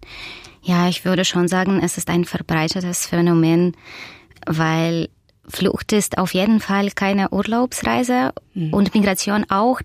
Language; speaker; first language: German; non-native, fluent; Russian